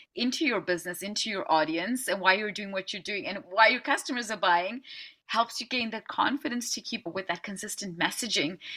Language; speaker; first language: English; early bilingual, other home language; Dutch